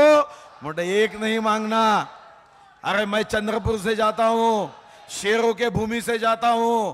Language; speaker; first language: Hindi; non-native, local second language; Marathi